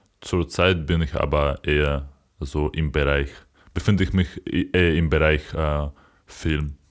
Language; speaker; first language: German; non-native, fluent; Ukrainian